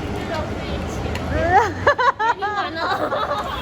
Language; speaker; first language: Chinese; non-native, learner; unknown